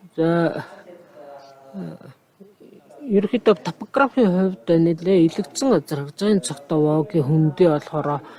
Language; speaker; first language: Mongolian; non-native, fluent; Japanese